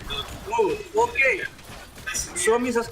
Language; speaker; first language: English; non-native, learner; Hindi